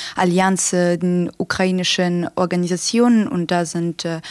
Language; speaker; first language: German; non-native, fluent; Ukrainian